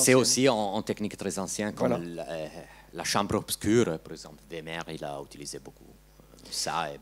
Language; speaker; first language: French; non-native, learner; Italian